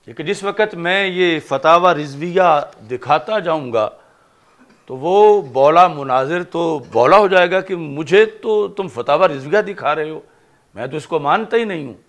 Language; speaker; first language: Urdu; non-native, local second language; Punjabi